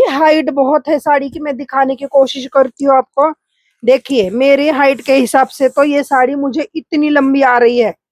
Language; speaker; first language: Hindi; non-native, local second language; Marathi